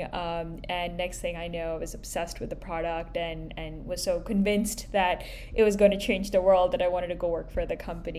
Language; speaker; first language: English; non-native, local second language; Hindi